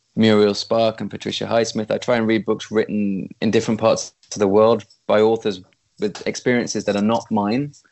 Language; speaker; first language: English; native; English